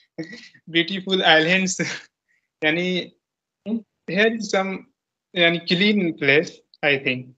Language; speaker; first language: English; non-native, local second language; Hindi